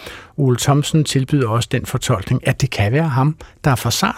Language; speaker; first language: Danish; native; Danish